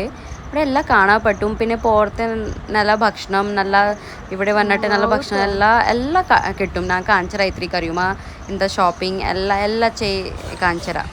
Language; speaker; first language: Malayalam; non-native, learner; Hindi